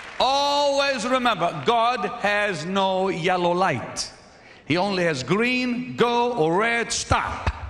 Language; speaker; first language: English; non-native, fluent; Arabic